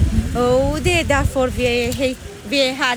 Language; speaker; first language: Swedish; non-native, local second language; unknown